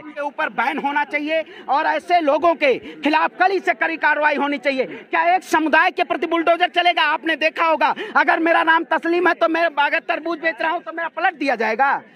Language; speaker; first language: Hindi; native; Hindi